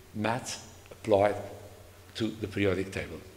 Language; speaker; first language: English; non-native, fluent; Portuguese